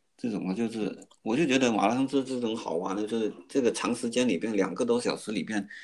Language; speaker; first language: Chinese; non-native, fluent; Cantonese